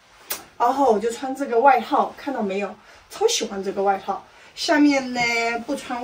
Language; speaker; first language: Chinese; native; Chinese